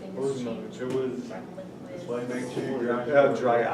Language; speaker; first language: English; native; English